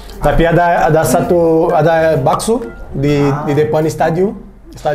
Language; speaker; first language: Indonesian; non-native, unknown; Portuguese